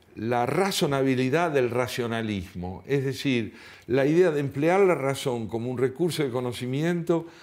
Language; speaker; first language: Spanish; native; Spanish